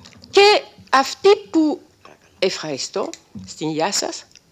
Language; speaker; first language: Greek; non-native, fluent; French